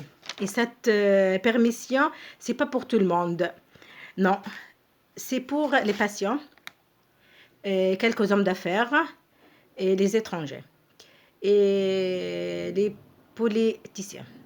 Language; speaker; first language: French; non-native, fluent; Arabic